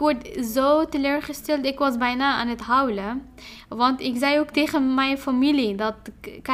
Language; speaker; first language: Dutch; non-native, fluent; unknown